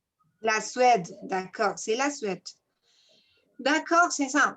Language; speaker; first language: French; non-native, fluent; Spanish